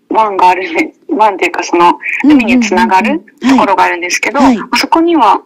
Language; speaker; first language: Japanese; native; Japanese